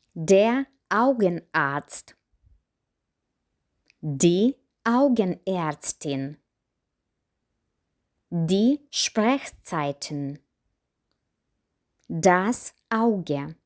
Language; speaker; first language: German; non-native, fluent; Ukrainian